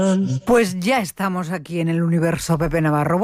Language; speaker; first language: Spanish; native; Spanish